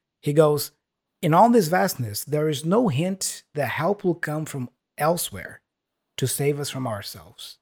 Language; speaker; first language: English; non-native, fluent; Portuguese